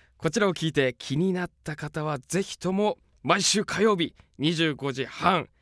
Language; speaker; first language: Japanese; native; Japanese